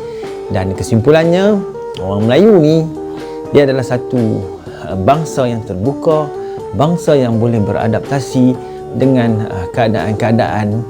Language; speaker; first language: Malay; native; Malay